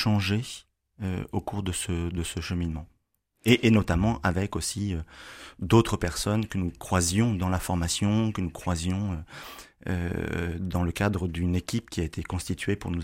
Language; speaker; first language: French; native; French